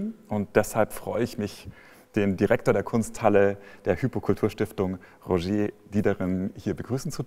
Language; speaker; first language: German; native; German